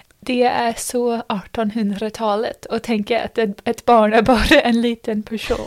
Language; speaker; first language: Swedish; non-native, fluent; English